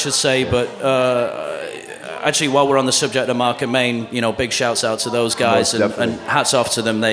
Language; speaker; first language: English; native; English